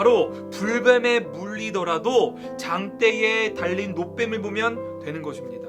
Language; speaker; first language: Korean; native; Korean